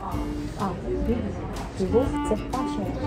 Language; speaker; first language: French; non-native, learner; Korean